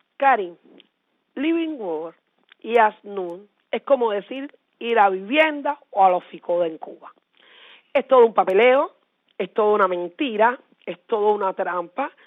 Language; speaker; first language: Spanish; native; Spanish